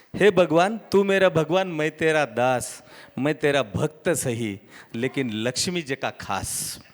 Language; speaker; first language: Hindi; non-native, local second language; Marathi